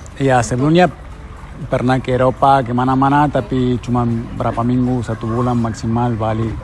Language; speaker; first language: Indonesian; non-native, fluent; Spanish